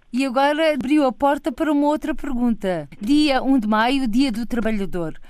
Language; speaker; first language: Portuguese; native; Portuguese